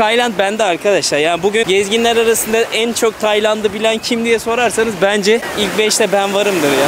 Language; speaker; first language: Turkish; native; Turkish